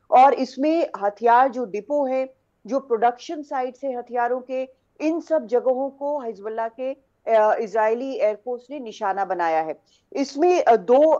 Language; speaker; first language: Hindi; native; Hindi